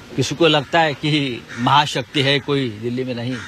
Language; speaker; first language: Hindi; non-native, local second language; Marathi